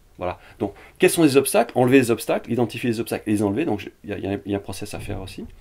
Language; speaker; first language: French; early bilingual, other home language; Vietnamese